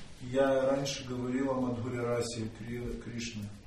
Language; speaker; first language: Russian; native; Russian